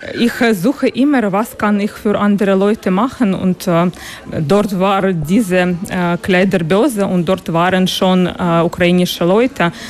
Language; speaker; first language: German; non-native, learner; Ukrainian